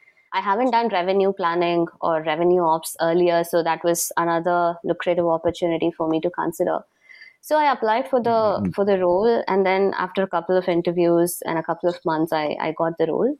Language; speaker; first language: English; non-native, local second language; Tamil